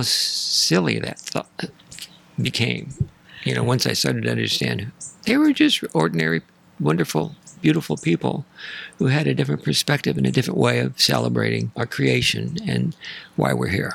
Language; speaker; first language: English; native; English